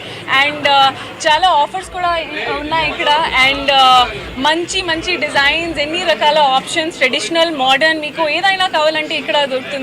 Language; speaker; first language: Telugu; non-native, learner; Hindi